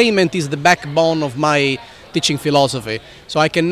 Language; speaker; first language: English; non-native, fluent; Italian